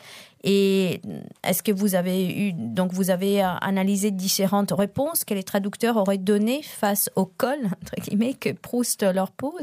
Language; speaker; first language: French; non-native, fluent; Italian